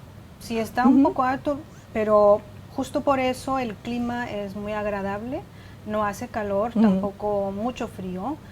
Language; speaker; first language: Spanish; non-native, fluent; Chinese